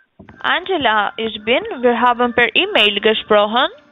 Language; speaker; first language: German; non-native, learner; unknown